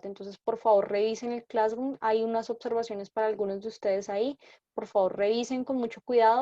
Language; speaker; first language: Spanish; native; Spanish